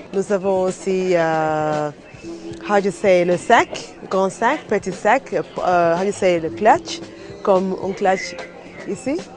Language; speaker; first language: French; non-native, learner; Swahili